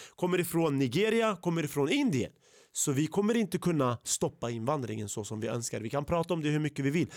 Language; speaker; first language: Swedish; early bilingual, other home language; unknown